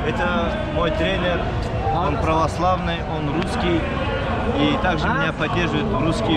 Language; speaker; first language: Russian; non-native, local second language; Azerbaijani